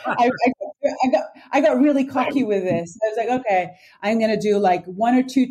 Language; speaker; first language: English; native; English